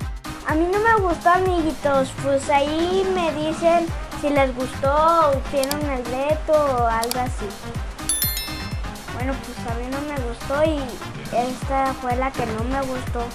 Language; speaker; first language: Spanish; native; Spanish